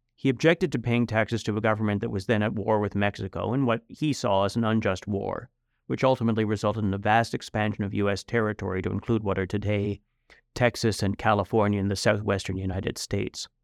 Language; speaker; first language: English; native; English